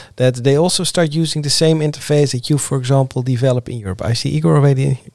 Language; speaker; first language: English; non-native, fluent; Dutch